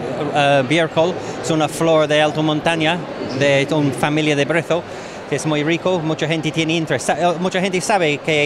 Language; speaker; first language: Spanish; non-native, learner; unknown